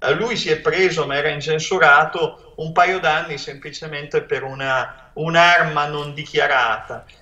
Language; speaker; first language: Italian; native; Italian